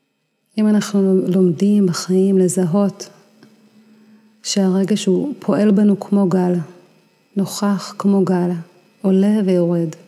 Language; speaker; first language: Hebrew; native; Hebrew